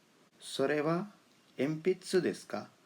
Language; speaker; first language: Japanese; non-native, fluent; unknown